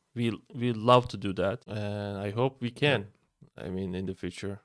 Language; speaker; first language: English; non-native, fluent; Turkish